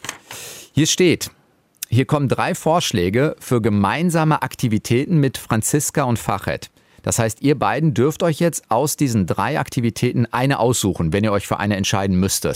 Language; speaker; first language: German; native; German